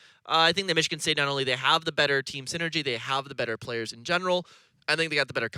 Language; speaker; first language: English; native; English